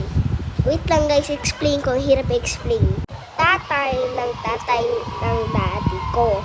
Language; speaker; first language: Filipino; native; Filipino